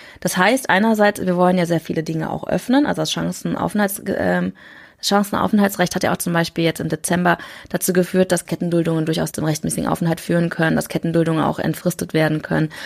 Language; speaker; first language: German; early bilingual, other home language; Korean